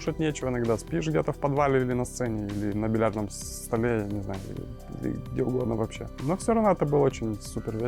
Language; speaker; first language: Russian; native; Russian